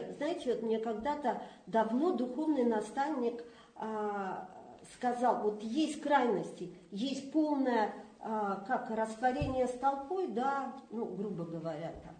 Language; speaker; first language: Russian; native; Russian